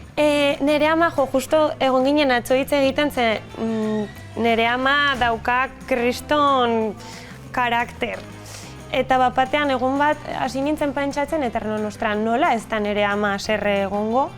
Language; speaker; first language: Basque; non-native, local second language; Spanish